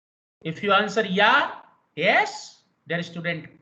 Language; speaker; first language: German; non-native, learner; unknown